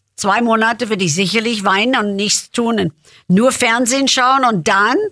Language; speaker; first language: German; non-native, fluent; English